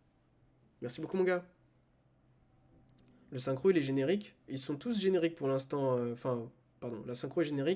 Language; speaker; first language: French; native; French